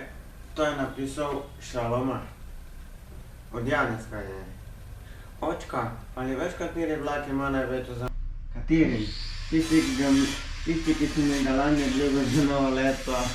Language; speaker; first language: Slovenian; early bilingual, other home language; Polish